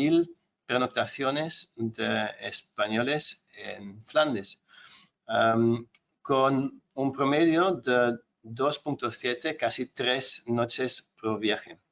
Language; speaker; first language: Spanish; non-native, fluent; Dutch